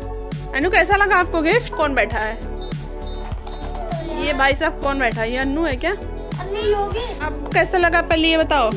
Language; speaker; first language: Hindi; native; Hindi